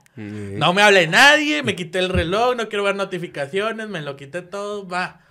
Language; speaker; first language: Spanish; native; Spanish